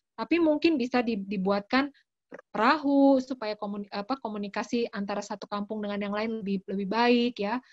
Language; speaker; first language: Indonesian; native; Indonesian